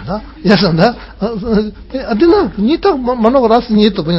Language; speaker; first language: Russian; non-native, learner; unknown